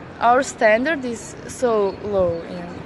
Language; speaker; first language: English; non-native, learner; Bosnian